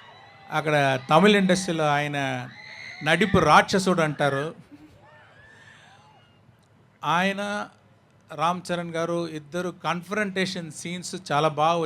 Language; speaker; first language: Telugu; non-native, learner; Tamil